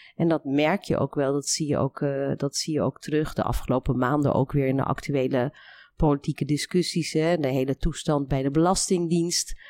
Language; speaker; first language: Dutch; early bilingual, other home language; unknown